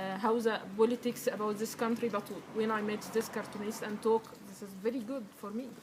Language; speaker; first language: English; non-native, learner; Arabic